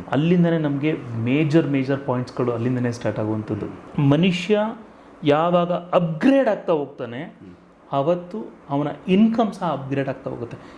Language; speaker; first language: Kannada; native; Kannada